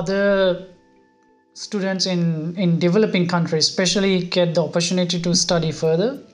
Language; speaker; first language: English; non-native, local second language; Sinhala